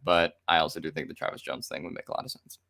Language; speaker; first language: English; native; English